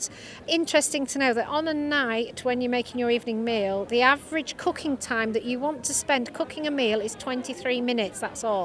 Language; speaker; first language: English; native; English